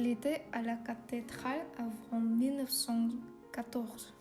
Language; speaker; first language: French; non-native, learner; Vietnamese